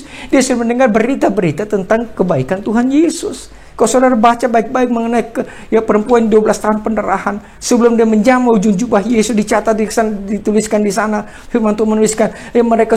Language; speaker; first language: Indonesian; native; Indonesian